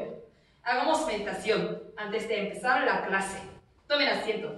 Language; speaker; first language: Spanish; non-native, learner; Korean